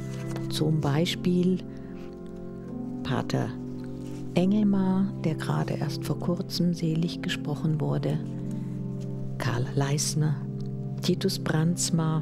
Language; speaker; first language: German; native; German